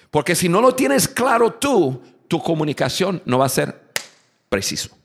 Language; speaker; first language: Spanish; non-native, fluent; English